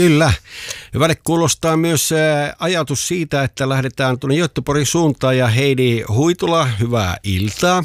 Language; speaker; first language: Finnish; native; Finnish